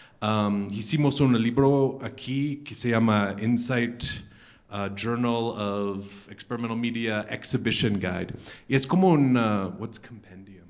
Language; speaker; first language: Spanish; non-native, fluent; English